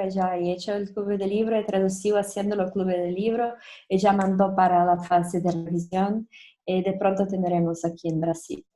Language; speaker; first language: Spanish; non-native, fluent; Portuguese